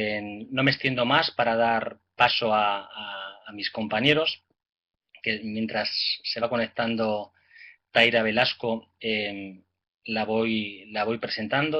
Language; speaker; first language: Spanish; native; Spanish